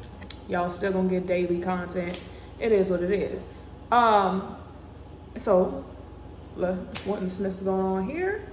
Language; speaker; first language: English; native; English